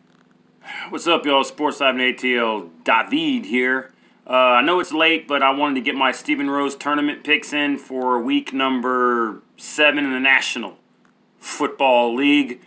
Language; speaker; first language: English; native; English